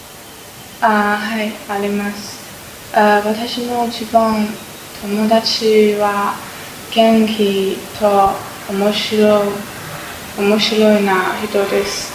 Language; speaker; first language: Japanese; non-native, learner; Chinese